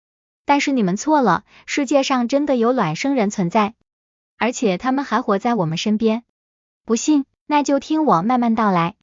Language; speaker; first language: Chinese; native; Chinese